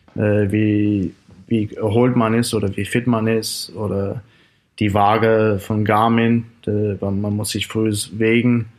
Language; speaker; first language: German; non-native, fluent; English